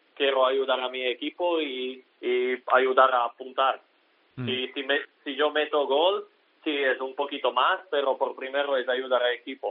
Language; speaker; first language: Spanish; non-native, learner; Slovak